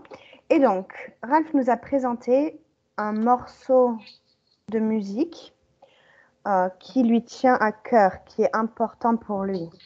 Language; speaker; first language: French; native; French